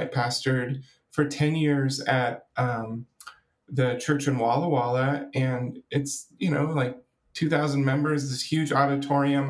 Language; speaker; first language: English; native; English